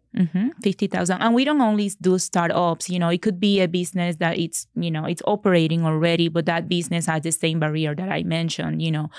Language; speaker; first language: English; non-native, fluent; Spanish